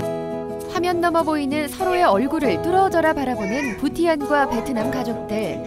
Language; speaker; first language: Korean; native; Korean